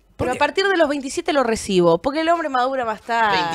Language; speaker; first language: Spanish; native; Spanish